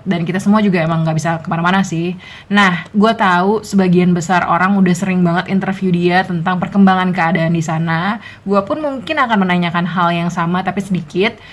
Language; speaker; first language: Indonesian; native; Indonesian